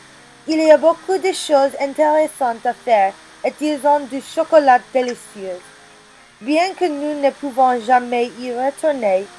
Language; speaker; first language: French; non-native, learner; English